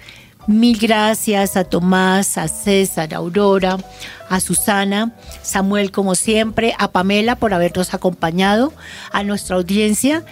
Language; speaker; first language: Spanish; native; Spanish